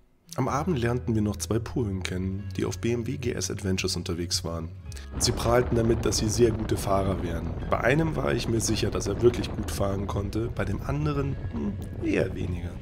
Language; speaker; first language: German; native; German